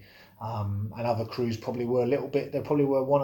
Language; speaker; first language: English; native; English